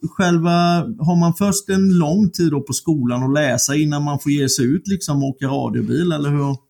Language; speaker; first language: Swedish; native; Swedish